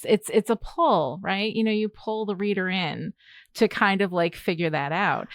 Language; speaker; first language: English; native; English